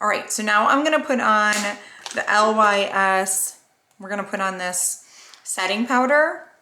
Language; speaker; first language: English; native; English